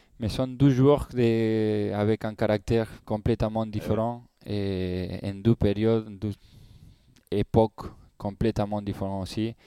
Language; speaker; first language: French; non-native, learner; Spanish